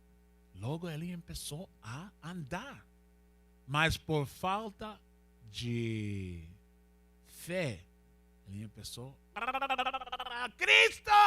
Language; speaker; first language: Portuguese; non-native, learner; Spanish